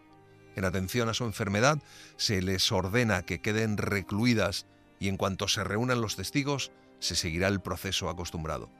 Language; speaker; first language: Spanish; native; Spanish